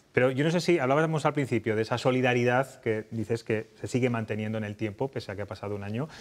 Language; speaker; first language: Spanish; native; Spanish